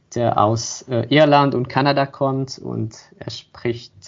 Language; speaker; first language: German; non-native, fluent; French